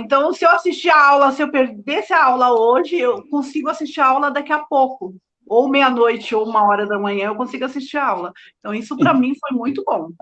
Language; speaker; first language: Portuguese; native; Portuguese